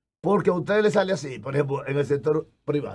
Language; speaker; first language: Spanish; native; Spanish